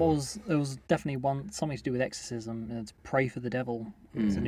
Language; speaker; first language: English; native; English